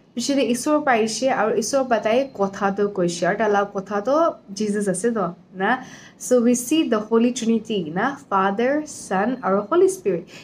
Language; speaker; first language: Assamese; non-native, local second language; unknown